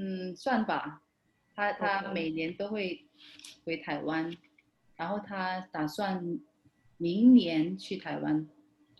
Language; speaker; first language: Chinese; non-native, fluent; Indonesian